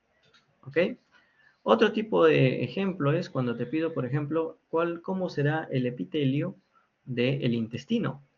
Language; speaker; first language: Spanish; native; Spanish